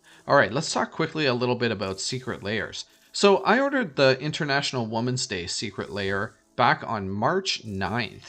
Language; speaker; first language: English; native; English